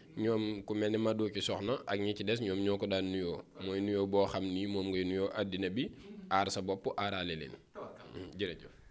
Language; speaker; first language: Wolof; native; Wolof